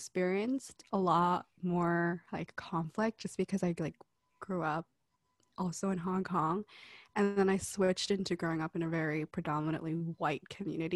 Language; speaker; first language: English; early bilingual, other home language; Cantonese